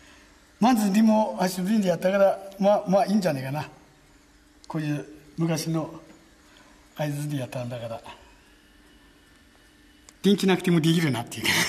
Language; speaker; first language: Japanese; native; Japanese